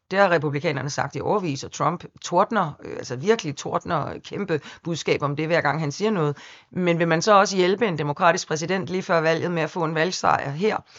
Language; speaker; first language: Danish; native; Danish